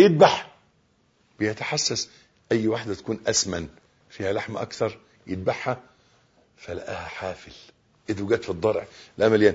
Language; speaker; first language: Arabic; native; Arabic